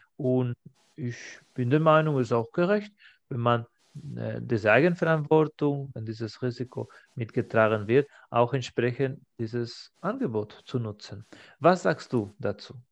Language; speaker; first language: German; non-native, fluent; Spanish